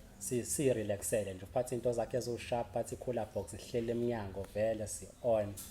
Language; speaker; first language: Zulu; native; Zulu